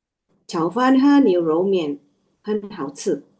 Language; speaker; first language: Chinese; non-native, learner; Indonesian